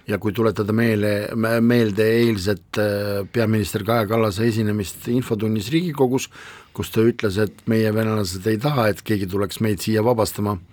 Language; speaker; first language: Estonian; non-native, local second language; Russian